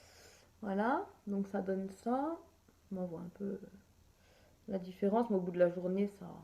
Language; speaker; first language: French; native; French